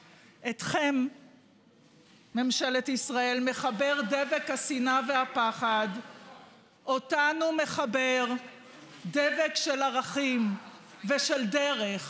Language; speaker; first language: Hebrew; native; Hebrew